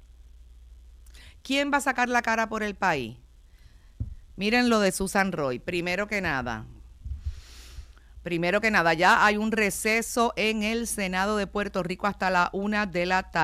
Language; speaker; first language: Spanish; native; Spanish